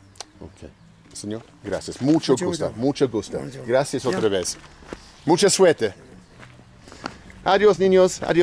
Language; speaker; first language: Spanish; non-native, learner; English